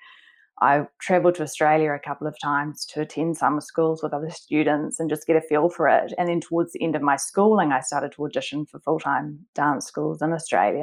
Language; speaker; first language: English; native; English